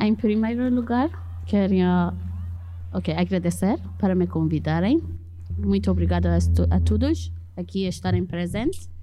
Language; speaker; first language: Portuguese; non-native, fluent; Persian